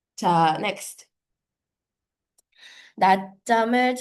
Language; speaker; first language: Korean; non-native, fluent; Filipino